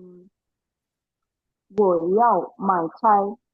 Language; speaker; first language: Chinese; non-native, learner; Indonesian